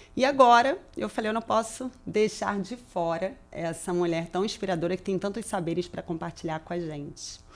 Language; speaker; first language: Portuguese; native; Portuguese